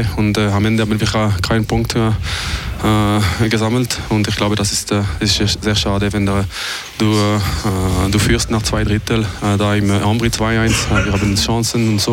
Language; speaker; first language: German; non-native, fluent; French